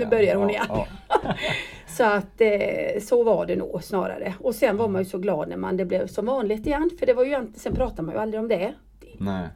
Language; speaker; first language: Swedish; native; Swedish